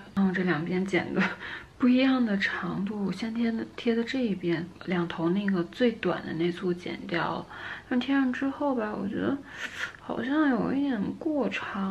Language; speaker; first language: Chinese; native; Chinese